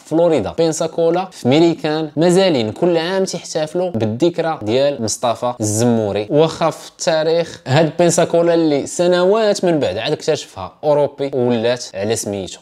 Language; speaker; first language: Arabic; native; Arabic